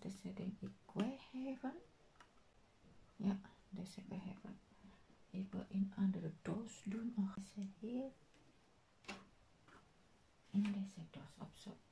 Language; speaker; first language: Dutch; non-native, learner; Indonesian